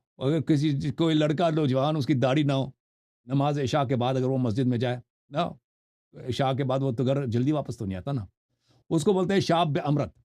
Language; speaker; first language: Urdu; non-native, fluent; Persian